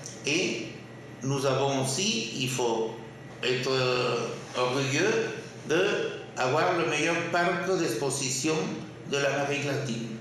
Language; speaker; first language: French; non-native, fluent; Spanish